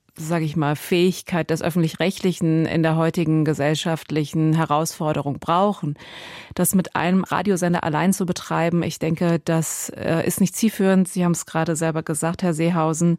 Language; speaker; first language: German; native; German